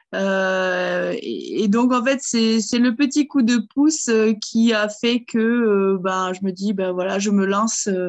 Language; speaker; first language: French; early bilingual, other home language; German